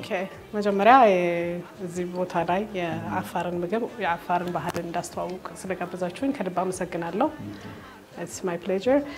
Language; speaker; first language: Amharic; non-native, local second language; Afar